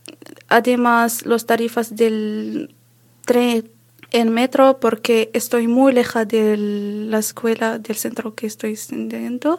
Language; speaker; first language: Spanish; non-native, learner; Arabic